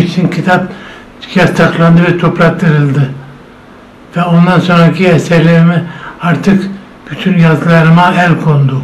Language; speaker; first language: Turkish; non-native, local second language; Zaza